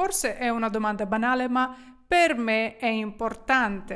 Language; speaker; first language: Italian; non-native, fluent; Ukrainian